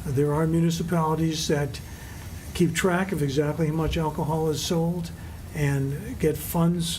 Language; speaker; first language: English; native; English